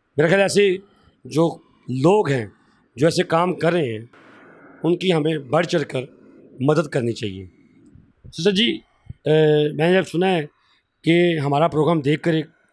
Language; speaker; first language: Urdu; non-native, local second language; Punjabi